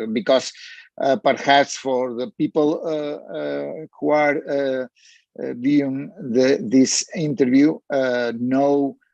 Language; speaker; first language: English; non-native, learner; Spanish